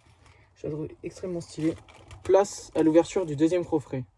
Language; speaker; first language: French; native; French